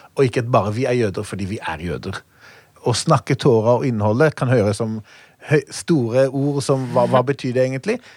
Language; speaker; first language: Norwegian; non-native, fluent; Hebrew